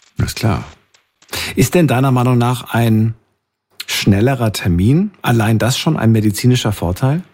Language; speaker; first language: German; native; German